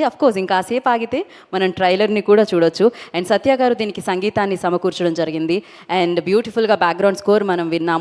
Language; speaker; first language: Telugu; native; Telugu